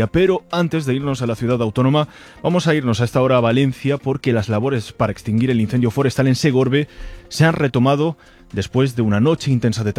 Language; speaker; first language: Spanish; native; Spanish